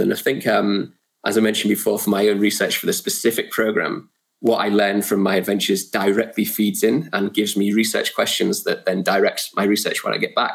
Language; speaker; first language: English; native; English